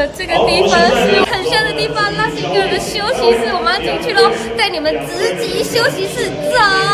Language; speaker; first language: Chinese; native; Chinese